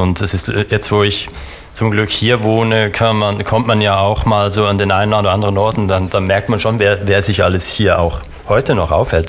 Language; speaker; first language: German; native; German